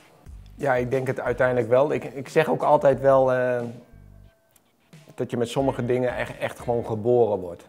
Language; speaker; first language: Dutch; native; Dutch